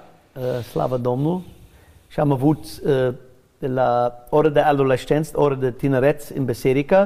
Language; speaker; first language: Romanian; non-native, learner; English